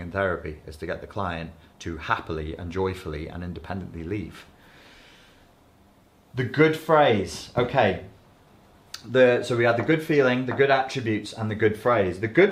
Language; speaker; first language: English; native; English